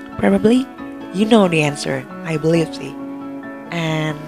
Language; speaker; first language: English; non-native, learner; Indonesian